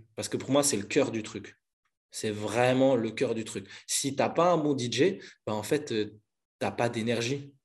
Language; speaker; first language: French; native; French